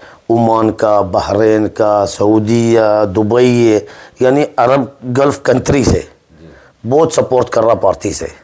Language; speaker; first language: Hindi; non-native, learner; Arabic